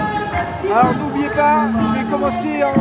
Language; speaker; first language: French; native; French